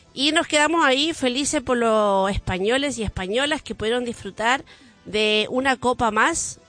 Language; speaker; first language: Spanish; native; Spanish